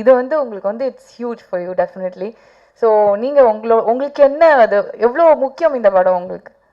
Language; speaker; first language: Tamil; native; Tamil